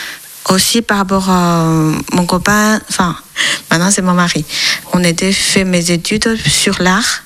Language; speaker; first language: French; non-native, learner; Chinese